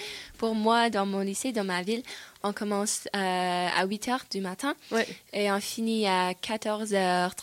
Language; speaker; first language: French; non-native, learner; English